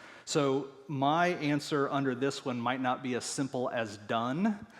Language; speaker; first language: English; native; English